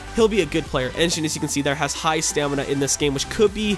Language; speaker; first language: English; native; English